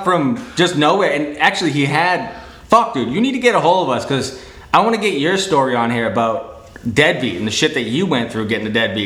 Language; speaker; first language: English; native; English